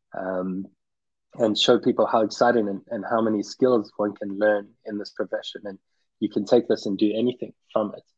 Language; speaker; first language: English; native; English